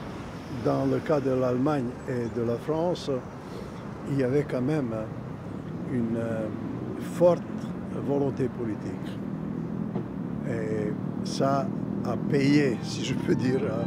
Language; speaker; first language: French; non-native, fluent; Serbian